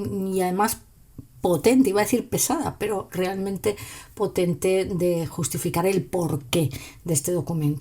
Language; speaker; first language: Spanish; native; Spanish